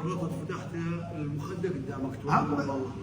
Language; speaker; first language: Arabic; native; Arabic